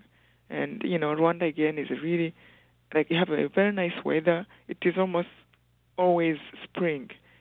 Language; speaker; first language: English; non-native, local second language; Kinyarwanda